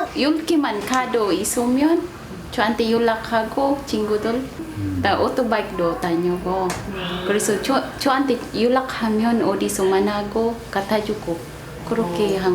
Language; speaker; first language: Korean; non-native, learner; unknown